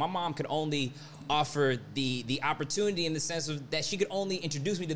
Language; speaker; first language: English; native; English